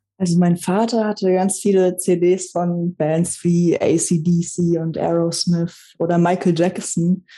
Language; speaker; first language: German; early bilingual, other home language; Russian